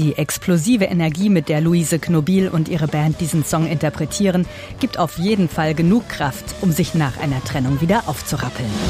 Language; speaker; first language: German; native; German